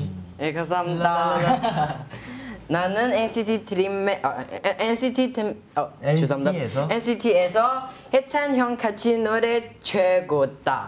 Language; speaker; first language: Korean; non-native, learner; Chinese